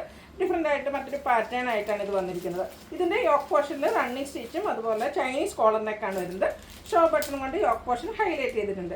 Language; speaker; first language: Malayalam; native; Malayalam